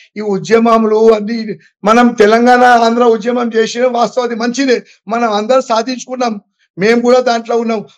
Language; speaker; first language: Telugu; non-native, local second language; Gujarati